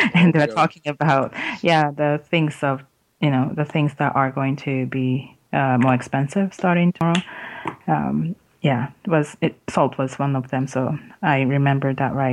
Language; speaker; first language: English; non-native, fluent; Japanese